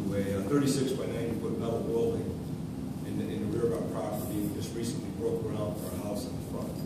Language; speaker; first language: English; native; English